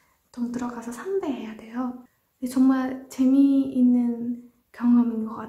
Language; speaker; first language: Korean; non-native, fluent; Estonian